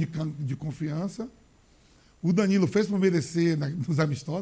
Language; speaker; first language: Portuguese; native; Portuguese